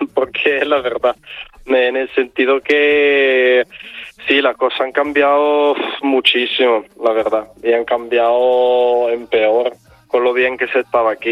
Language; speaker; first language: Spanish; non-native, fluent; Italian